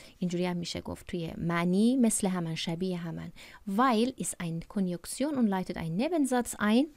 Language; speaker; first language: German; non-native, fluent; Persian